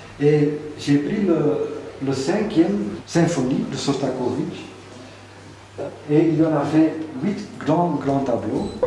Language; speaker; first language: French; non-native, fluent; Dutch